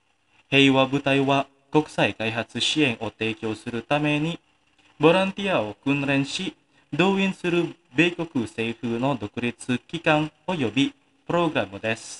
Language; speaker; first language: Japanese; non-native, fluent; Indonesian